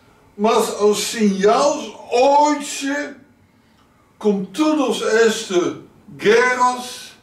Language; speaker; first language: Portuguese; non-native, learner; Dutch